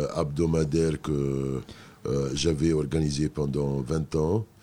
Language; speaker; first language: French; non-native, fluent; Arabic